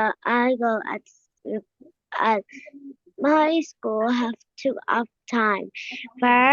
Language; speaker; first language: English; non-native, learner; Vietnamese